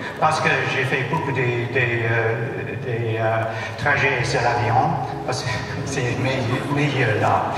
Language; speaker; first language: French; non-native, learner; English